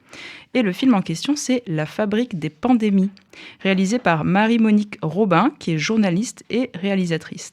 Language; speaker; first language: French; native; French